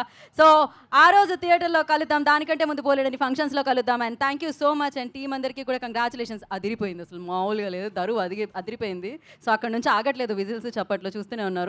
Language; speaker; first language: Telugu; native; Telugu